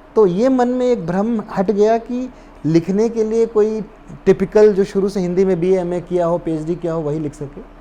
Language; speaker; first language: Hindi; native; Hindi